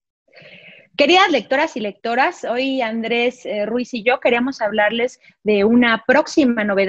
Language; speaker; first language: Spanish; native; Spanish